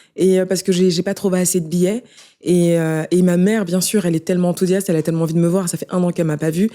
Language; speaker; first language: French; early bilingual, other home language; Haitian Creole